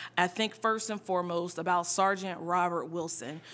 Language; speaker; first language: English; native; English